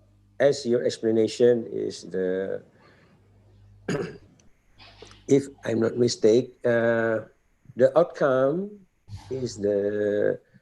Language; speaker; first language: English; non-native, fluent; Indonesian